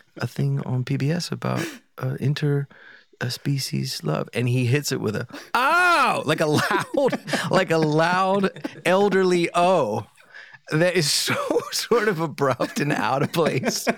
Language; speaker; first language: English; native; English